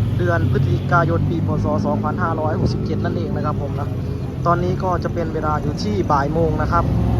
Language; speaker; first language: Thai; native; Thai